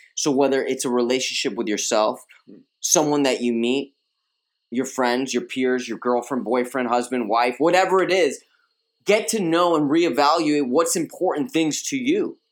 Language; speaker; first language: English; early bilingual, other home language; Spanish